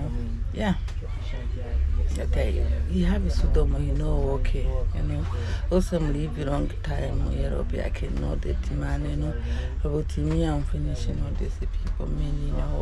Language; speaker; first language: English; non-native, learner; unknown